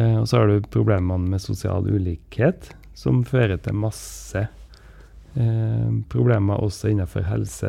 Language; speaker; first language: Norwegian; native; Norwegian